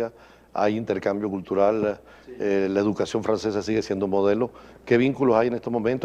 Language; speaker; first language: Spanish; native; Spanish